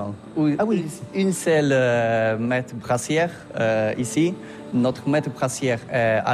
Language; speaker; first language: French; non-native, learner; Polish